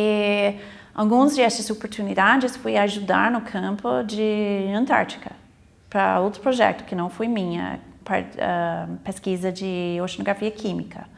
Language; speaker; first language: Portuguese; non-native, fluent; English